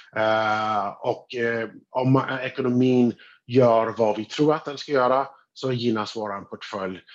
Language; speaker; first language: Swedish; non-native, fluent; English